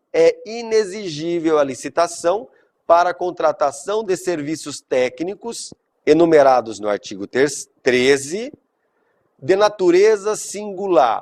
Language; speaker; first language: Portuguese; native; Portuguese